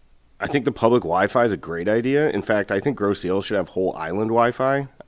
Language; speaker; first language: English; native; English